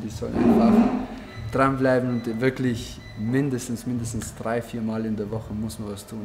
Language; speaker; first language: German; non-native, fluent; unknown